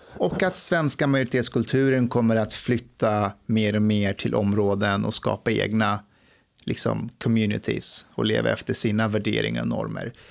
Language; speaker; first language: Swedish; early bilingual, other home language; Persian